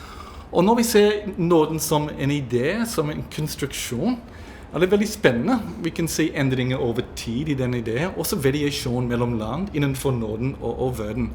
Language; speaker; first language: Norwegian; non-native, fluent; English